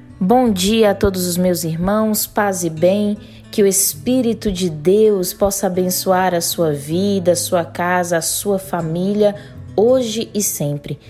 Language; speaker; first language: Portuguese; native; Portuguese